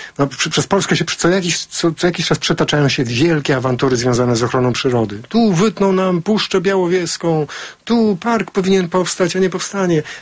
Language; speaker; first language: Polish; native; Polish